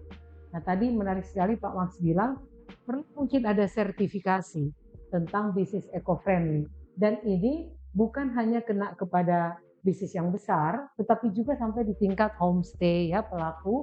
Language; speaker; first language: Indonesian; native; Indonesian